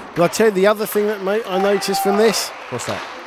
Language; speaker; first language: English; native; English